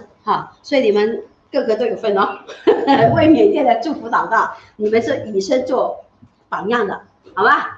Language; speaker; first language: Chinese; native; Chinese